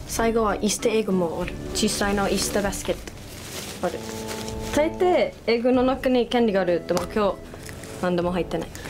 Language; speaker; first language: Japanese; non-native, learner; English